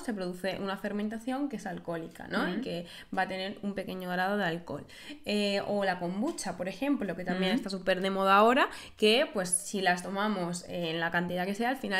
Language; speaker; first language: Spanish; native; Spanish